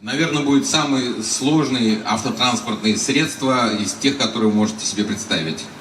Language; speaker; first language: Russian; native; Russian